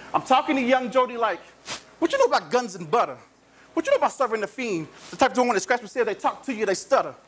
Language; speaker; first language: English; native; English